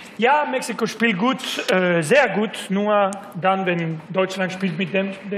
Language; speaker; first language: German; non-native, learner; Spanish